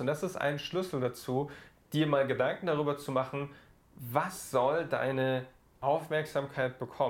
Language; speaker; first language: German; native; German